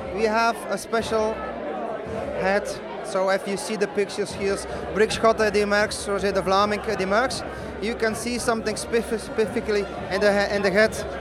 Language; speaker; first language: English; non-native, fluent; Dutch